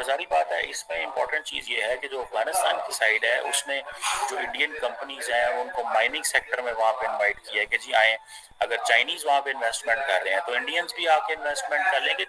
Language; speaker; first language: Hindi; native; Hindi